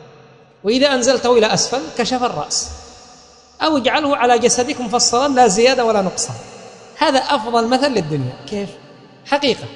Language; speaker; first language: Arabic; native; Arabic